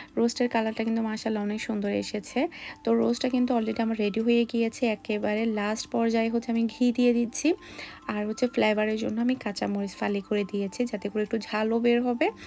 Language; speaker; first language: Bangla; native; Bangla